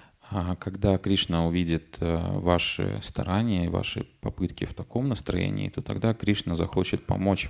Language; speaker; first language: Russian; native; Russian